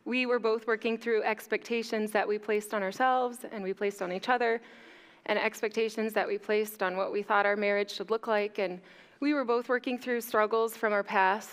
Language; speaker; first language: English; native; English